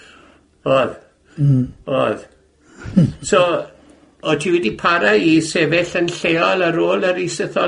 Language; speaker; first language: Welsh; native; Welsh